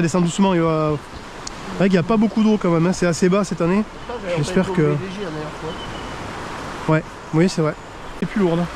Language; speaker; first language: French; native; French